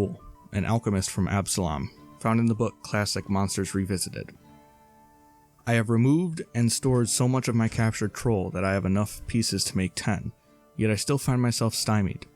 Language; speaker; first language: English; native; English